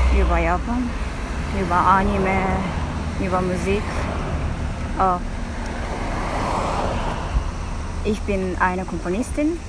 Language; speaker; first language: German; non-native, learner; Japanese